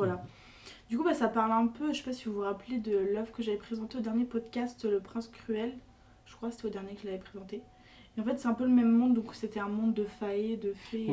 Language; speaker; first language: French; native; French